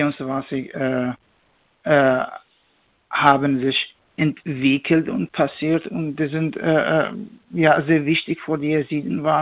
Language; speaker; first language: German; non-native, learner; Kurdish